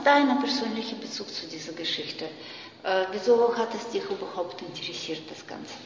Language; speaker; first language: German; non-native, fluent; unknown